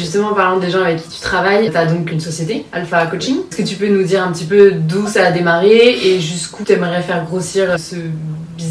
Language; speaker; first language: French; native; French